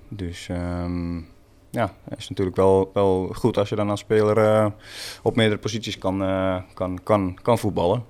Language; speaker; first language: Dutch; non-native, fluent; Swedish